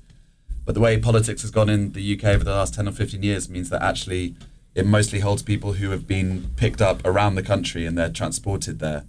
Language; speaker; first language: English; native; English